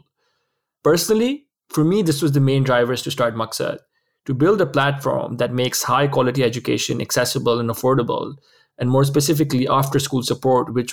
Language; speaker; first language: English; non-native, local second language; Urdu